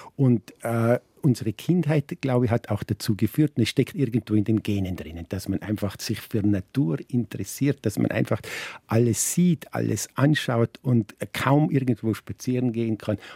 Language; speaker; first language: German; native; German